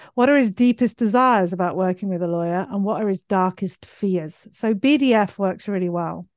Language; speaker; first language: English; native; English